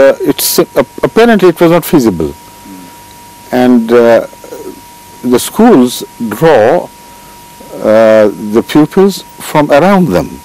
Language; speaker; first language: English; non-native, local second language; Urdu